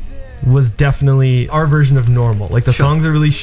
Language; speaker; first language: English; early bilingual, other home language; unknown